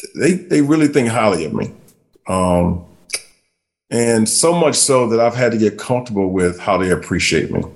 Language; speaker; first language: English; native; English